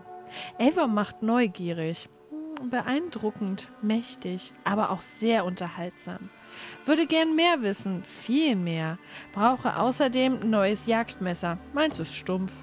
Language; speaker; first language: German; native; German